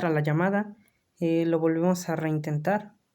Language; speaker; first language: Spanish; native; Spanish